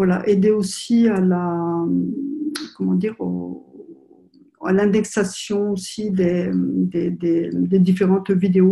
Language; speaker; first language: French; native; French